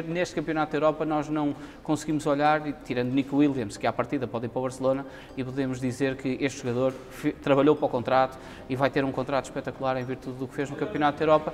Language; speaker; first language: Portuguese; native; Portuguese